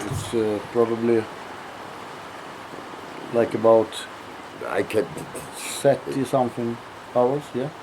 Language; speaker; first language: English; non-native, learner; Ukrainian